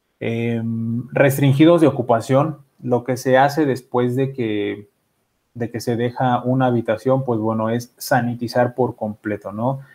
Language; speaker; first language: Spanish; native; Spanish